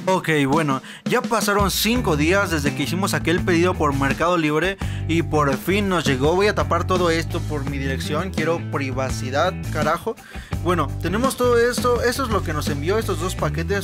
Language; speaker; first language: Spanish; native; Spanish